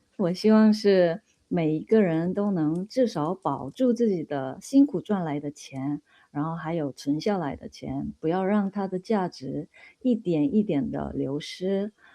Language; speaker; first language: Chinese; non-native, fluent; Korean